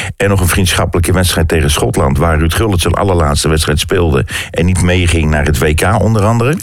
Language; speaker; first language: Dutch; native; Dutch